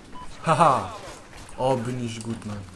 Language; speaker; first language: German; native; German